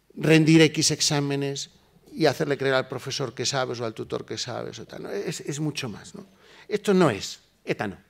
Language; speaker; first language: Spanish; native; Spanish